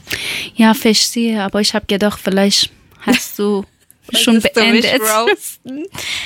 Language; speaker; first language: German; non-native, learner; Persian